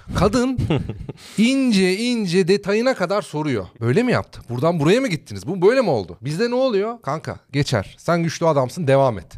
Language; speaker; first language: Turkish; native; Turkish